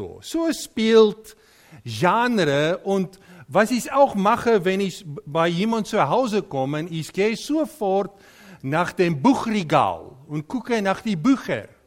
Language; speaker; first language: German; non-native, fluent; Dutch